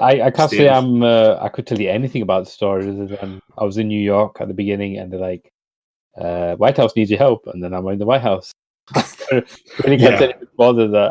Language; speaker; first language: English; native; English